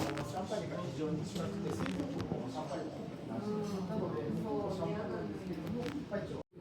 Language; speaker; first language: Japanese; native; Japanese